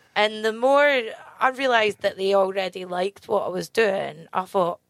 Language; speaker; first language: English; native; English